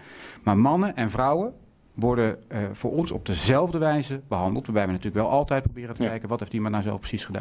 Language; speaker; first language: Dutch; native; Dutch